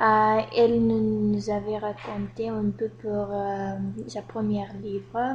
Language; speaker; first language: French; non-native, learner; Bulgarian